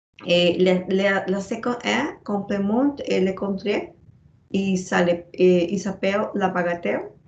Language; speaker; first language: French; non-native, learner; Spanish